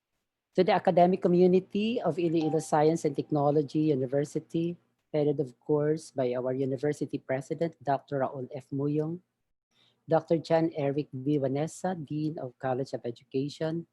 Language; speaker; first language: English; non-native, local second language; Hiligaynon